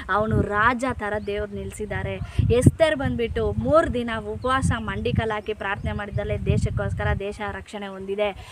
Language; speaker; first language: Kannada; non-native, local second language; Telugu